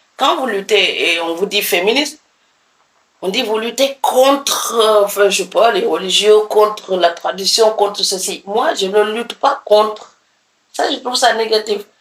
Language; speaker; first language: French; non-native, local second language; Serer